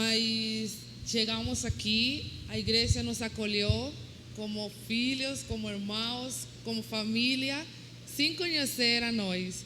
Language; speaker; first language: Portuguese; non-native, learner; Spanish